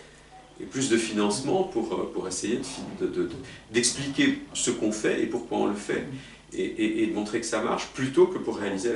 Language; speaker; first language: French; native; French